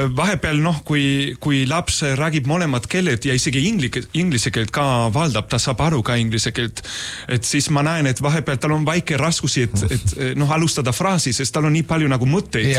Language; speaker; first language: Estonian; non-native, fluent; Spanish